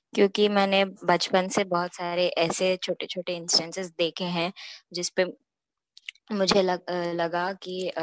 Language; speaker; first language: Hindi; non-native, local second language; Telugu